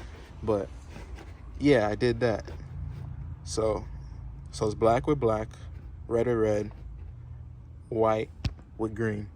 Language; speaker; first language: English; native; English